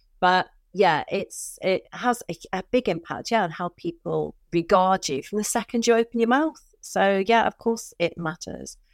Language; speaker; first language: English; native; English